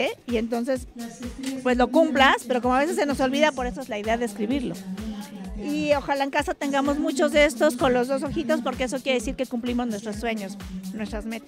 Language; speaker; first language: Spanish; native; Spanish